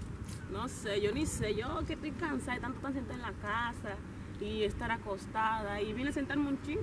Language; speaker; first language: Spanish; native; Spanish